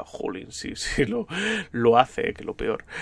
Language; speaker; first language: Spanish; native; Spanish